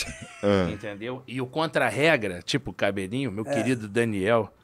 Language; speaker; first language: Portuguese; native; Portuguese